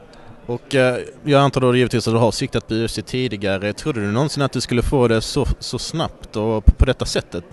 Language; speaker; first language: Swedish; native; Swedish